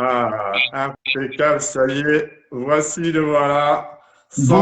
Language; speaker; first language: French; native; French